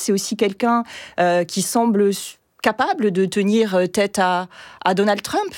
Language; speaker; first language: French; native; French